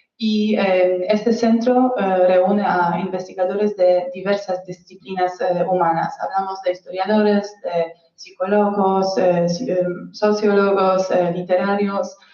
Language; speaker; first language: Spanish; non-native, fluent; Polish